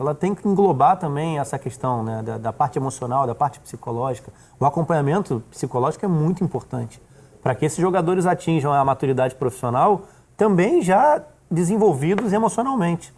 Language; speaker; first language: Portuguese; native; Portuguese